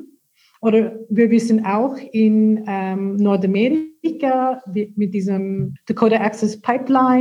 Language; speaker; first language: German; non-native, fluent; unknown